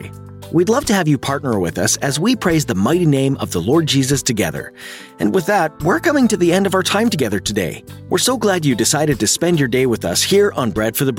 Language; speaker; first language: English; native; English